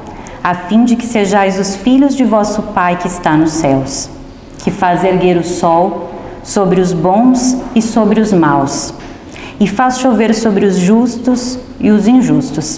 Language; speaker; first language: Portuguese; native; Portuguese